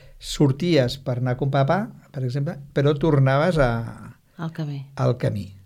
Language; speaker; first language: Catalan; non-native, local second language; Spanish